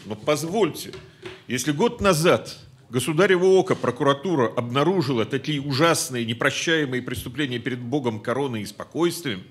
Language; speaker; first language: Russian; native; Russian